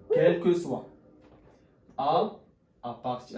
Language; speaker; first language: French; non-native, local second language; Arabic